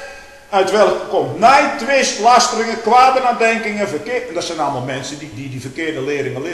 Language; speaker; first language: Dutch; native; Dutch